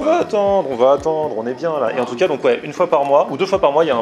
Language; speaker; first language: French; native; French